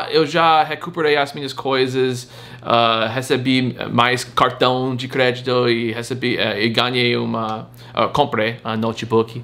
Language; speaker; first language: Portuguese; non-native, fluent; English